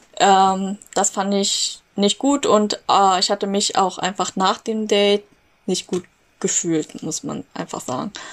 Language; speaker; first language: German; native; German